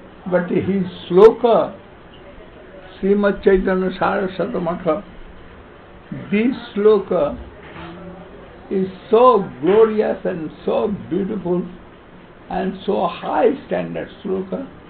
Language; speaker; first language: English; non-native, local second language; Bangla